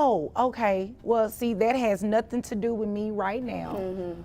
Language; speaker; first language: English; native; English